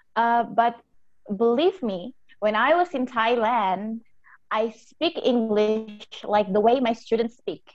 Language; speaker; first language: English; non-native, fluent; Indonesian